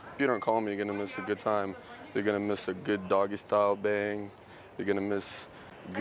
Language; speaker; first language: English; early bilingual, other home language; Russian